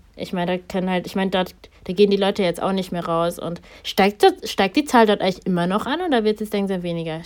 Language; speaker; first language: German; early bilingual, other home language; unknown